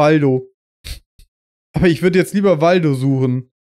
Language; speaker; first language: German; native; German